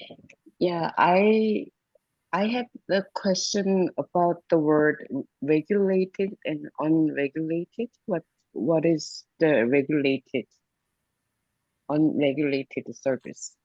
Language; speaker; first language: English; non-native, learner; Korean